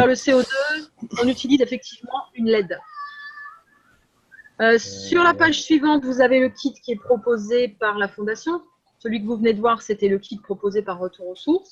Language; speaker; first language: French; native; French